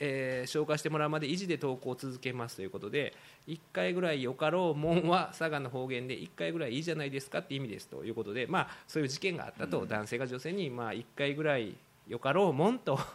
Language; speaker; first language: Japanese; native; Japanese